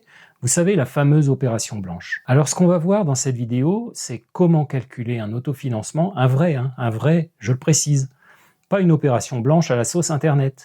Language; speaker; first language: French; native; French